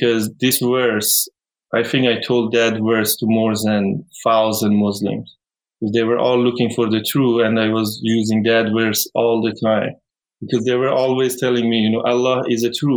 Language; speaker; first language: English; non-native, fluent; Persian